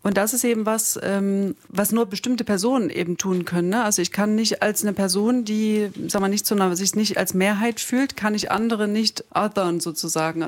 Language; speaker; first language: German; native; German